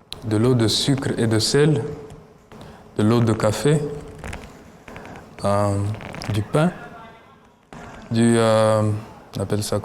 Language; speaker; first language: French; non-native, local second language; Kinyarwanda